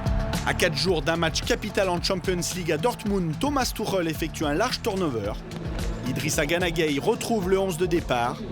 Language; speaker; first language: French; native; French